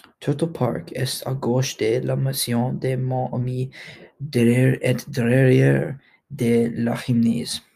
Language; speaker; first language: French; non-native, learner; English